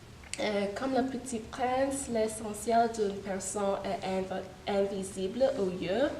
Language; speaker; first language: French; non-native, fluent; English